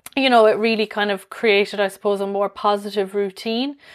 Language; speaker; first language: English; native; English